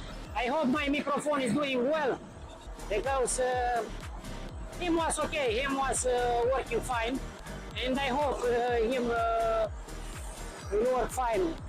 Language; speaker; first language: English; non-native, learner; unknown